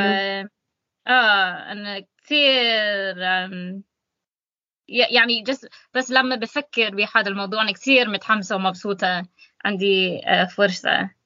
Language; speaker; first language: Arabic; non-native, learner; English